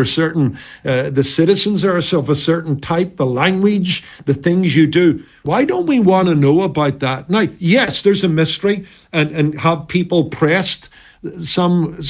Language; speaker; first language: English; native; English